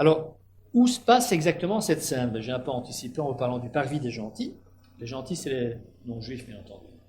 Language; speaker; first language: French; native; French